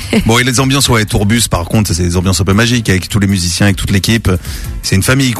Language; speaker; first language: French; native; French